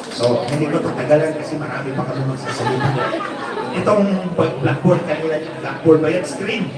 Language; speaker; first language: Filipino; non-native, local second language; Cebuano